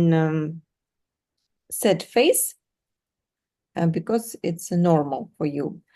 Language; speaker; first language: English; non-native, fluent; Russian